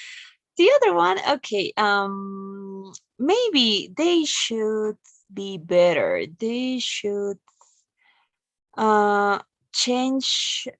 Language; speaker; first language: English; non-native, learner; Spanish